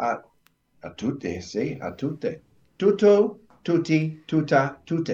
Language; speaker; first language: Italian; non-native, learner; English